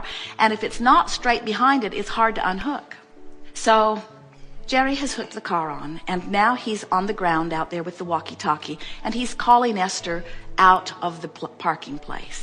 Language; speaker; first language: English; native; English